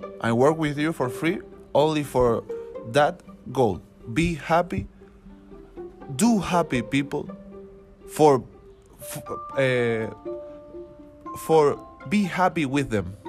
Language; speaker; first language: English; non-native, learner; Spanish